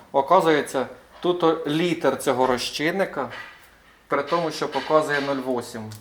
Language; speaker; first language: Ukrainian; non-native, local second language; Russian